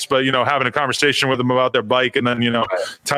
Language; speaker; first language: English; native; English